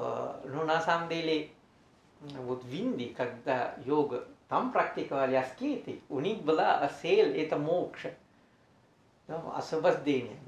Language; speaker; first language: Russian; non-native, learner; Sinhala